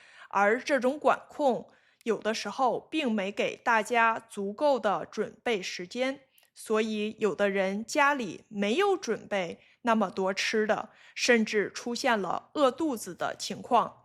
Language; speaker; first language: Chinese; native; Chinese